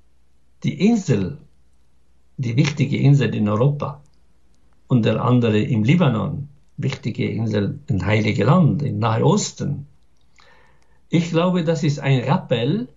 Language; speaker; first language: German; non-native, fluent; Arabic